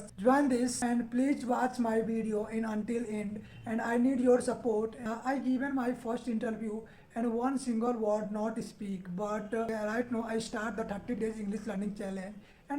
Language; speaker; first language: English; non-native, learner; Hindi